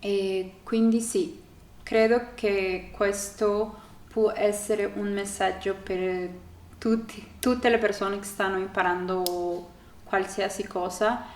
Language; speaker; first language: Italian; non-native, learner; Spanish